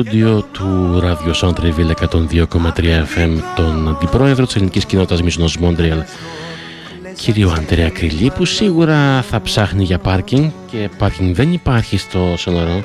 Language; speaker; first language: Greek; native; Greek